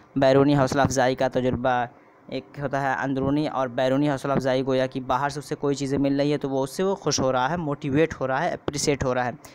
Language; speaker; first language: Urdu; native; Urdu